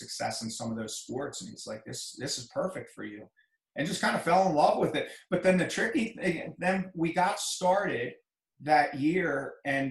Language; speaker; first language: English; native; English